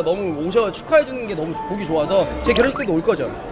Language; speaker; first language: Korean; native; Korean